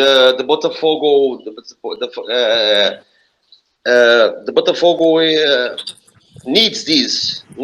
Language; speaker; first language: English; non-native, learner; Portuguese